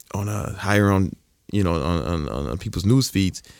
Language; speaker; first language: English; native; English